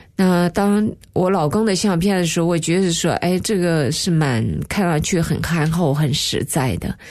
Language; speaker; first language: Chinese; native; Chinese